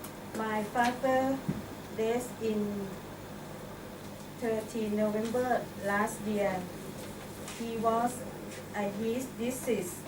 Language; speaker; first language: English; non-native, learner; Thai